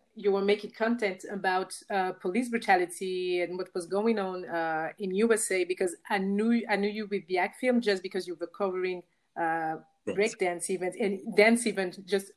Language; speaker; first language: English; non-native, fluent; French